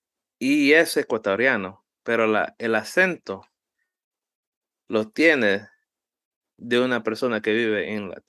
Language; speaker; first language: Spanish; early bilingual, heritage; Spanish